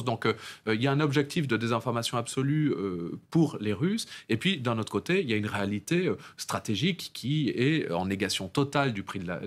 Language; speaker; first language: French; native; French